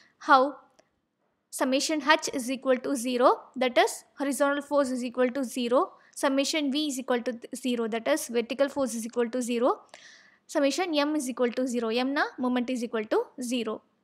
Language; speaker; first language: English; non-native, local second language; Tamil